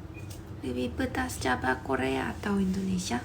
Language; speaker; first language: Indonesian; non-native, fluent; Korean